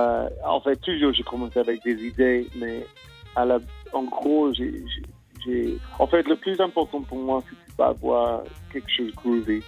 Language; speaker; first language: French; non-native, fluent; English